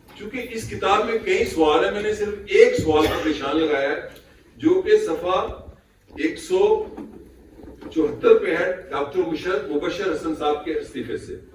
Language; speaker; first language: Urdu; non-native, local second language; Punjabi